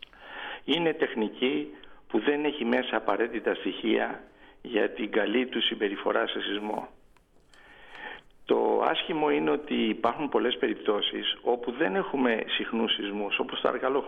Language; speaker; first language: Greek; native; Greek